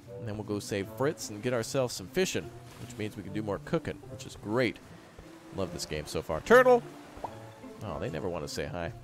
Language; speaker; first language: English; native; English